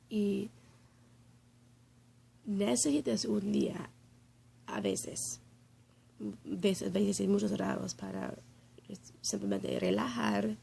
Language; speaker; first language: Spanish; non-native, learner; English